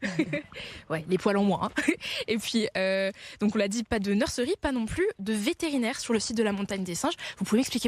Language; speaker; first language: French; native; French